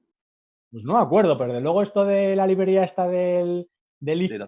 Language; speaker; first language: Spanish; native; Spanish